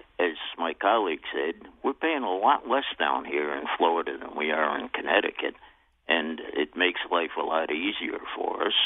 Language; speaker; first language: English; native; English